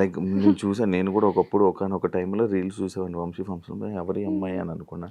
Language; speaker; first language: Telugu; native; Telugu